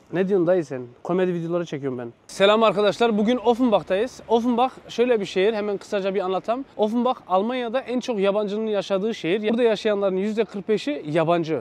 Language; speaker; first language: Turkish; early bilingual, heritage; Turkish